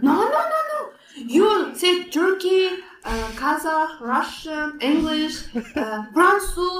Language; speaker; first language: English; non-native, learner; Kazakh